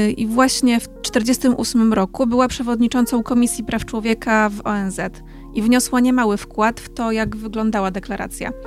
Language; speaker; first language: Polish; native; Polish